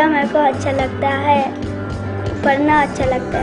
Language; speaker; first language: Hindi; early bilingual, other home language; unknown